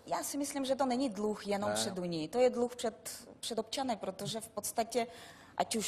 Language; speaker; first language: Czech; non-native, fluent; Russian